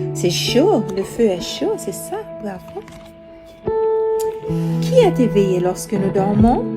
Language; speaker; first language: French; non-native, local second language; Haitian Creole